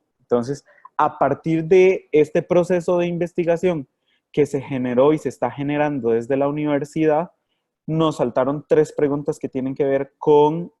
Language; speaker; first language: Spanish; native; Spanish